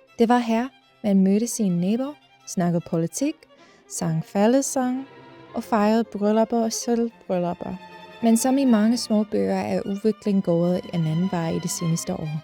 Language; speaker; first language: Danish; non-native, fluent; English